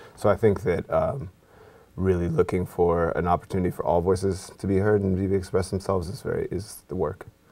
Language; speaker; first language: English; native; English